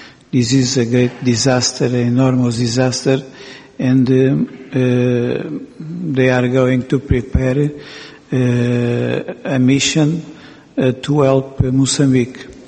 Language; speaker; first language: English; non-native, fluent; Portuguese